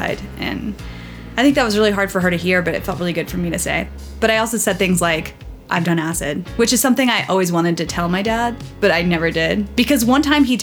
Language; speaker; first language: English; native; English